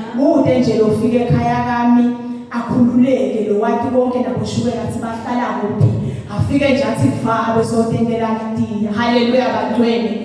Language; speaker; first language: Zulu; non-native, local second language; Swati